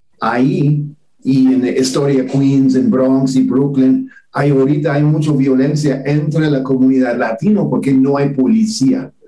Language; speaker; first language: Spanish; non-native, fluent; English